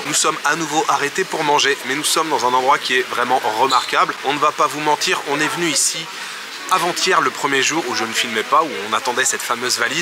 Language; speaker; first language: French; native; French